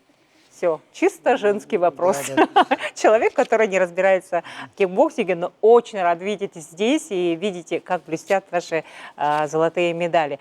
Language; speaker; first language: Russian; native; Russian